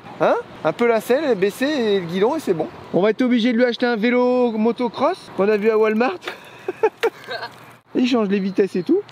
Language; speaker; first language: French; native; French